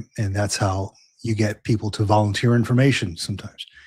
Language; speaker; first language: English; native; English